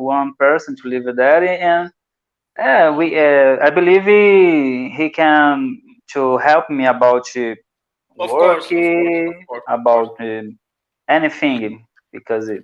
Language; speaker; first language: English; non-native, learner; Portuguese